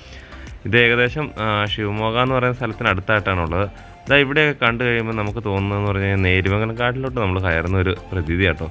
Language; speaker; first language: Malayalam; native; Malayalam